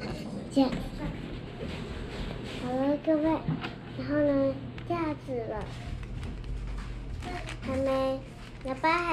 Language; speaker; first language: Chinese; native; Chinese